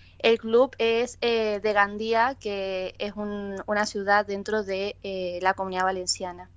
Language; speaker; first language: Spanish; native; Spanish